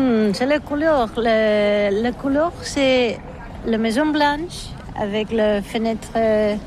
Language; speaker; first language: French; non-native, learner; Catalan